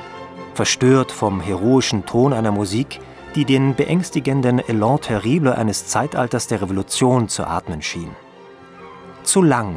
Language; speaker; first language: German; native; German